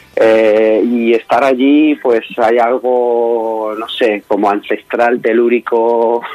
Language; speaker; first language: Spanish; native; Spanish